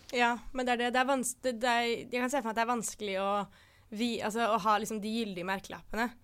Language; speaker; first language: Norwegian; native; Norwegian